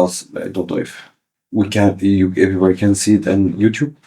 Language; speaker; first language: English; early bilingual, other home language; Kurdish